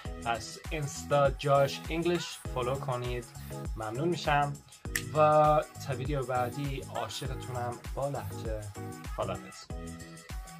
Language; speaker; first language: Persian; non-native, learner; English